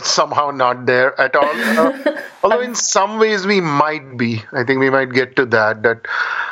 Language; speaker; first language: English; non-native, local second language; Marathi